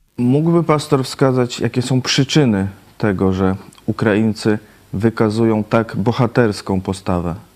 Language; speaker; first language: Polish; native; Polish